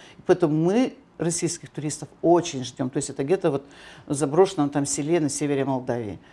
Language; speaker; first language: Russian; native; Russian